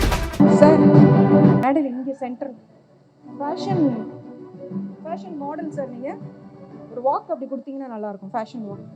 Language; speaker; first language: Tamil; native; Tamil